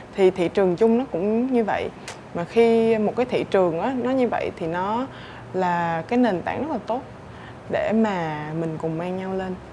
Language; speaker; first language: Vietnamese; native; Vietnamese